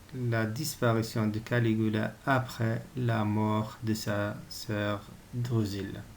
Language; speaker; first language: French; non-native, local second language; Arabic